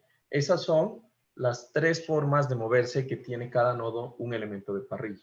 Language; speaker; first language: Spanish; native; Spanish